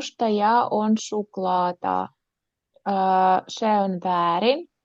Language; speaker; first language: Finnish; non-native, learner; Russian